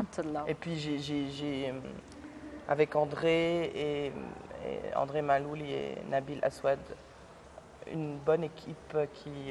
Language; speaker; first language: French; early bilingual, other home language; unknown